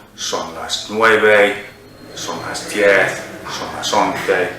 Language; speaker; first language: Spanish; non-native, learner; English